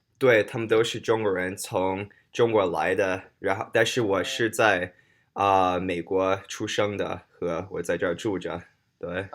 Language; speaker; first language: Chinese; early bilingual, heritage; Chinese